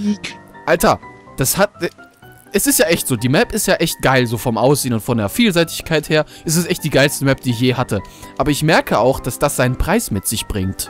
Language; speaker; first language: German; native; German